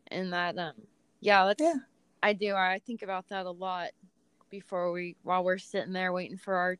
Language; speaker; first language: English; native; English